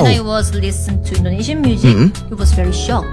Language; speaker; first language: English; non-native, learner; Korean